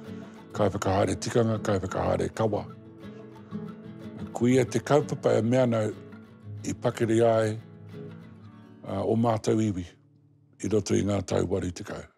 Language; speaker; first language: Māori; non-native, local second language; English